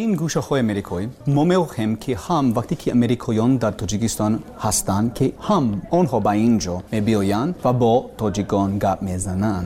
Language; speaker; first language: Persian; non-native, learner; English